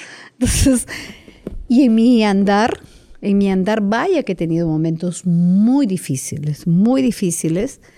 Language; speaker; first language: Spanish; native; Spanish